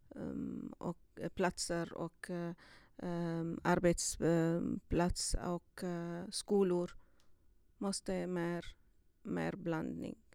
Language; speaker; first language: Swedish; non-native, learner; Arabic